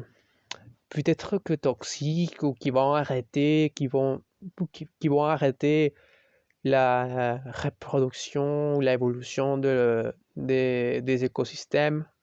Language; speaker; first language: French; non-native, learner; Spanish